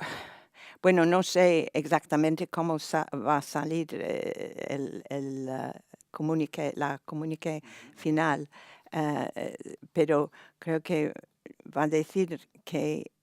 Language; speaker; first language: Spanish; non-native, fluent; English